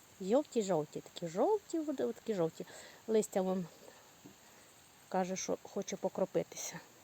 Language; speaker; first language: Ukrainian; native; Ukrainian